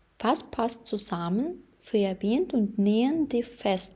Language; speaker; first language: German; non-native, fluent; Ukrainian